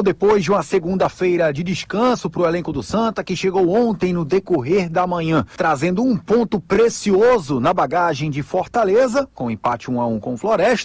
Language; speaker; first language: Portuguese; native; Portuguese